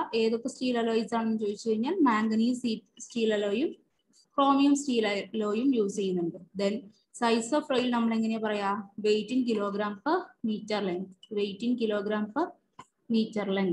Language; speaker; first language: Malayalam; native; Malayalam